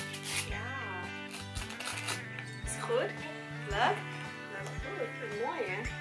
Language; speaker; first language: Dutch; non-native, learner; Thai